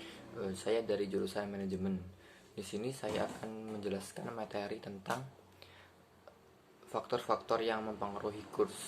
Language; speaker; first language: Indonesian; native; Indonesian